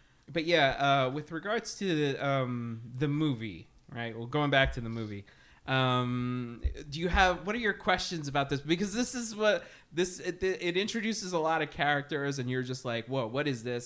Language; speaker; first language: English; early bilingual, other home language; Spanish